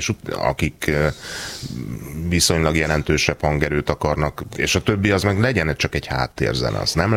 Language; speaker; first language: Hungarian; native; Hungarian